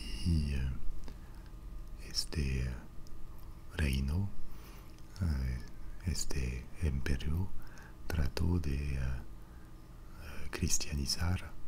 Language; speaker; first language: Spanish; non-native, fluent; French